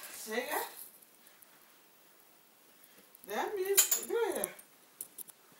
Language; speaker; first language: Swedish; non-native, learner; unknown